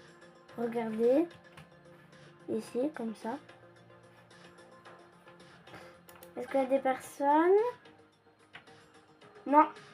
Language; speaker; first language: French; early bilingual, other home language; Polish